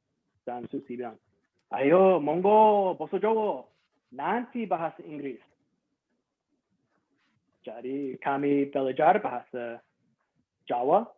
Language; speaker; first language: Indonesian; non-native, fluent; English